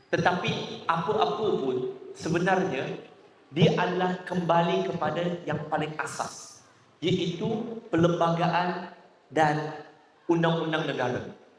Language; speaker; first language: Malay; non-native, local second language; Chinese